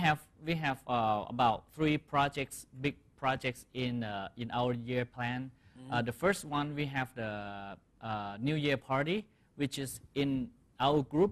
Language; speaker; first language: English; non-native, fluent; Thai